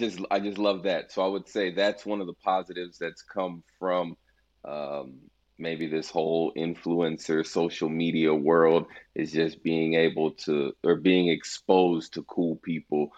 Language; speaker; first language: English; native; English